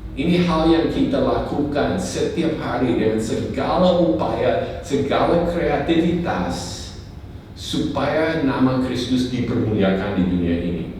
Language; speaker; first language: Indonesian; non-native, fluent; English